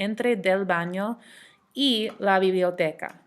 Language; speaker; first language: Spanish; non-native, fluent; English